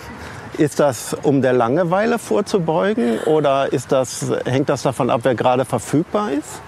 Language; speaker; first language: German; native; German